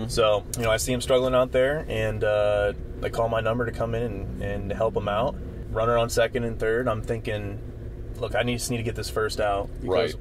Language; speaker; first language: English; native; English